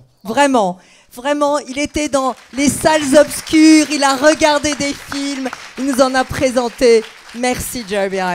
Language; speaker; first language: French; native; French